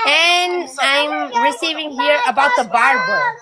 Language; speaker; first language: English; non-native, learner; Portuguese